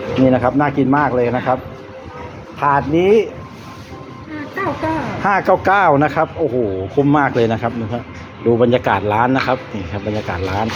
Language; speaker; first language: Thai; native; Thai